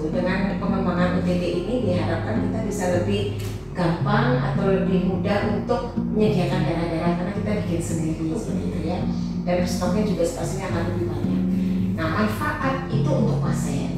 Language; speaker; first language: Indonesian; native; Indonesian